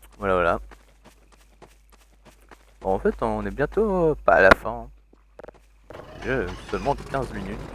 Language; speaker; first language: French; native; French